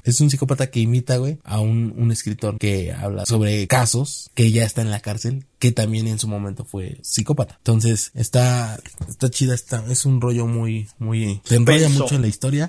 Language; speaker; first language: Spanish; native; Spanish